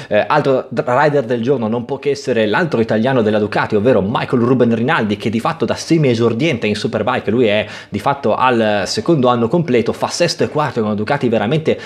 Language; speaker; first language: Italian; native; Italian